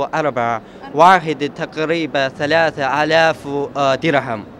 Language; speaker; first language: Arabic; non-native, learner; Chinese